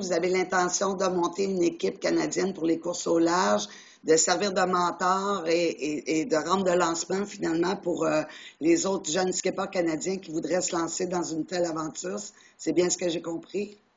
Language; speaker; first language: French; native; French